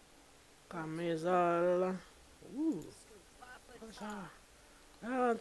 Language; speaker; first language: French; native; French